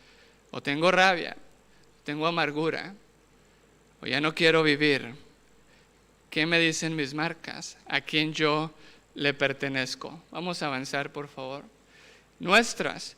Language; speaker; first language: Spanish; native; Spanish